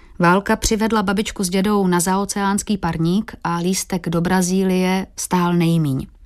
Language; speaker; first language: Czech; early bilingual, heritage; Portuguese